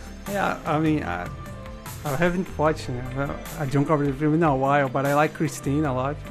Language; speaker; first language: English; non-native, fluent; Portuguese